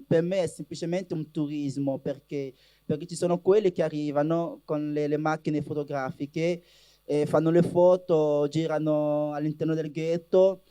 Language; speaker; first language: Italian; non-native, fluent; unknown